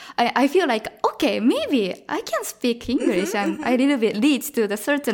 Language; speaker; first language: English; non-native, learner; Japanese